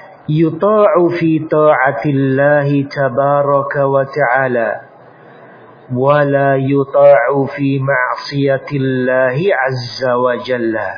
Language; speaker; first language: Arabic; non-native, fluent; Indonesian